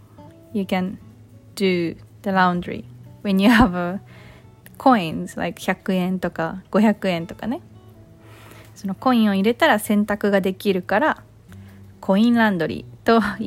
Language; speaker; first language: Japanese; native; Japanese